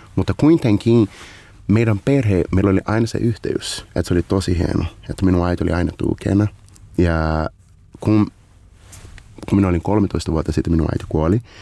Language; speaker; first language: Finnish; non-native, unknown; Portuguese